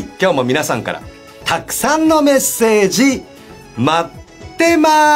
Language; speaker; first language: Japanese; native; Japanese